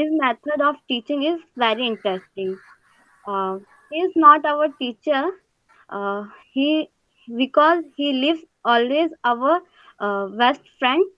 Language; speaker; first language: English; non-native, learner; Hindi